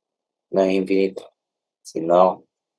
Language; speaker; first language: Spanish; native; Spanish